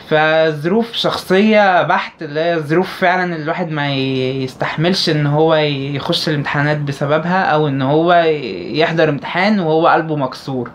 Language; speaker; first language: Arabic; native; Arabic